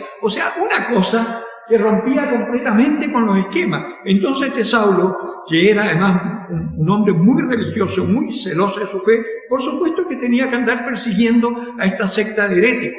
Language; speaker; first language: Spanish; native; Spanish